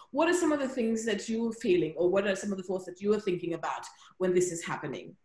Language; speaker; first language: English; native; English